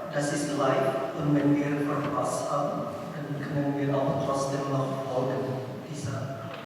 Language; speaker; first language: German; non-native, learner; Indonesian